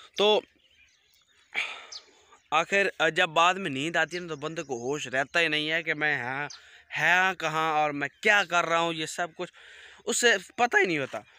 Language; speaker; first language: Urdu; non-native, local second language; Punjabi